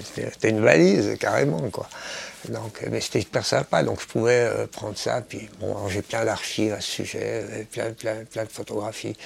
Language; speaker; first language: French; native; French